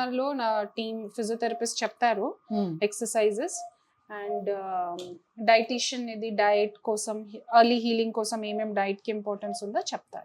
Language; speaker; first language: Telugu; non-native, local second language; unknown